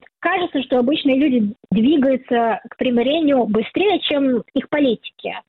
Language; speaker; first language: Russian; non-native, fluent; Serbian